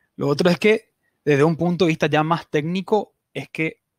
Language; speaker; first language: Spanish; native; Spanish